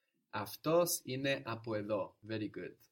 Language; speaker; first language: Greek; non-native, fluent; English